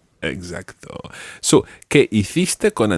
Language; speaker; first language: Spanish; non-native, fluent; English